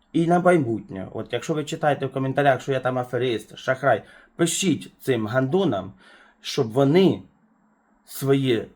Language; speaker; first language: Ukrainian; native; Ukrainian